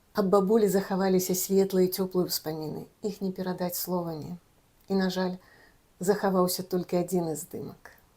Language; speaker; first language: Belarusian; native; Belarusian